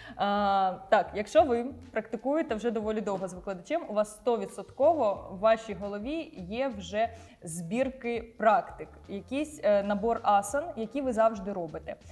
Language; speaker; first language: Ukrainian; non-native, local second language; Russian